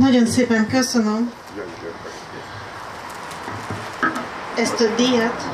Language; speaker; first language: Hungarian; non-native, fluent; Ukrainian